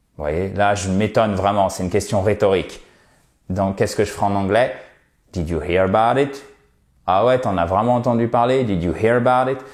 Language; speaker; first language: French; native; French